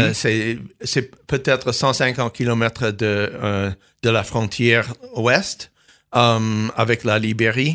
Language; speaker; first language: French; non-native, fluent; English